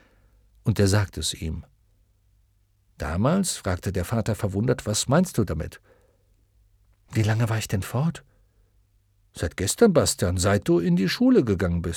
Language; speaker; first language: German; native; German